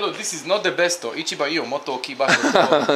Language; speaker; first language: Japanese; non-native, learner; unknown